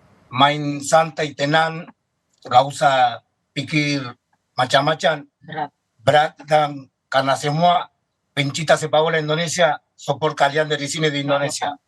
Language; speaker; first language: Indonesian; non-native, fluent; Spanish